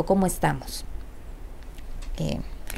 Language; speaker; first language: Spanish; native; Spanish